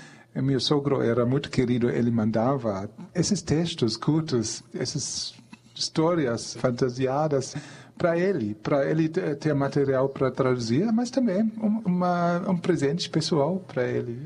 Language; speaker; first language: Portuguese; non-native, fluent; German